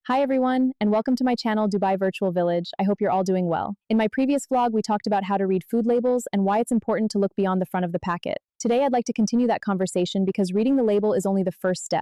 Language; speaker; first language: English; non-native, fluent; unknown